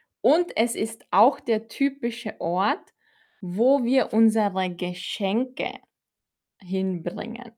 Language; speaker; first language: German; non-native, fluent; Filipino